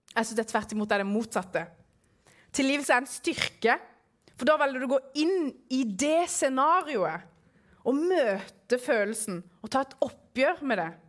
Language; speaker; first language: Norwegian; early bilingual, other home language; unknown